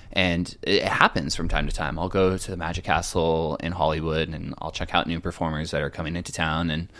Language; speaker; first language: English; native; English